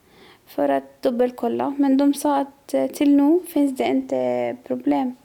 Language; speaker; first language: Swedish; non-native, learner; Arabic